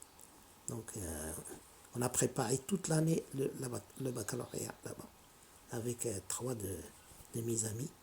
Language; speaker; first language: French; non-native, local second language; Arabic